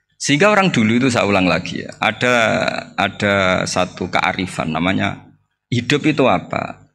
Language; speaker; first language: Indonesian; non-native, local second language; Javanese